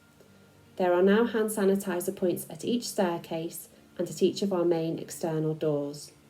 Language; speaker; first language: English; native; English